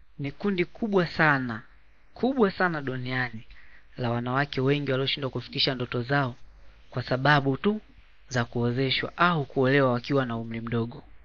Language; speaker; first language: Swahili; native; Swahili